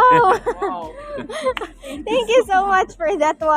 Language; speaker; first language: English; non-native, local second language; Cebuano